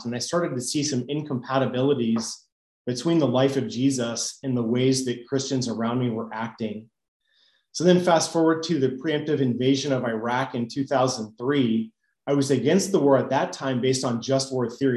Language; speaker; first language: English; native; English